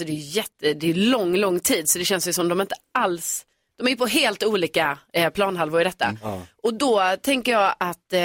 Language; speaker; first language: Swedish; native; Swedish